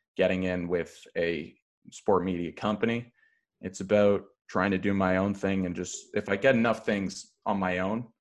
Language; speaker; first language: English; native; English